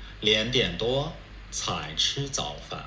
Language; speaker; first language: Chinese; non-native, fluent; Burmese